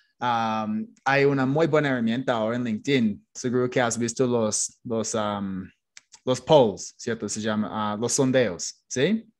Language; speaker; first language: Spanish; non-native, fluent; English